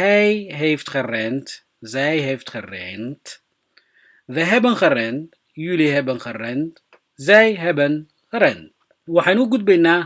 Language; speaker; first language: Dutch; non-native, fluent; Somali